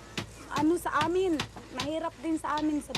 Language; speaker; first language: Filipino; non-native, local second language; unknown